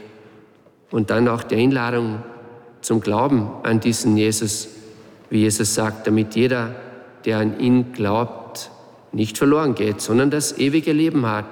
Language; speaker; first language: German; native; German